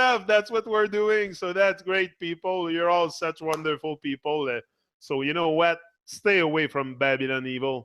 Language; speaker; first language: English; non-native, fluent; French